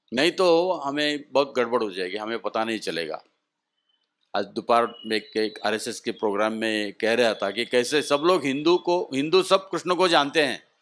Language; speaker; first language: Hindi; non-native, local second language; Marathi